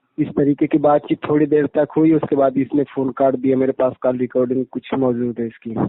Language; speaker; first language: Urdu; native; Urdu